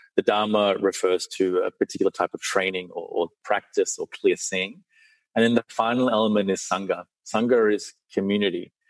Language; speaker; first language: English; early bilingual, other home language; Sinhala